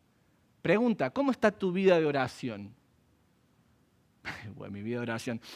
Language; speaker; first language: Spanish; native; Spanish